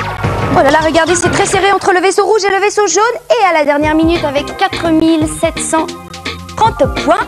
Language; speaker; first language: French; native; French